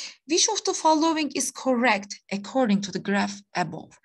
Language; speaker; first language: English; non-native, fluent; Turkish